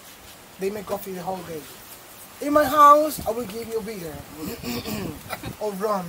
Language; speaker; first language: English; non-native, fluent; Spanish